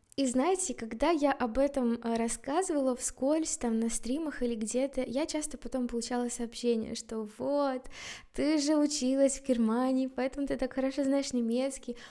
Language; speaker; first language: Russian; native; Russian